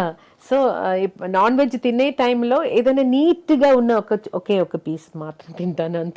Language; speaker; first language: Telugu; non-native, local second language; Malayalam